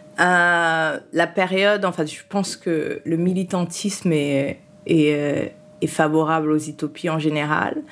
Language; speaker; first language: French; early bilingual, other home language; Haitian Creole